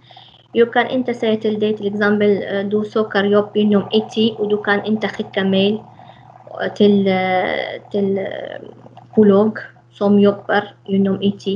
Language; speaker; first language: Swedish; non-native, fluent; Arabic